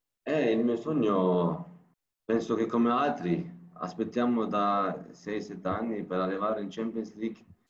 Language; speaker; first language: Italian; non-native, learner; Turkish